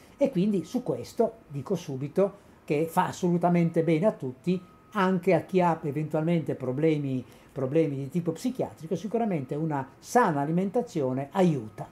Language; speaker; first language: Italian; native; Italian